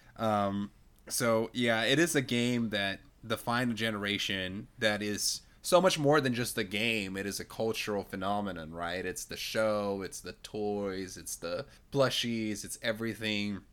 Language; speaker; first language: English; non-native, fluent; Portuguese